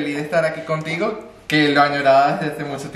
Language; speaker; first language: Spanish; native; Spanish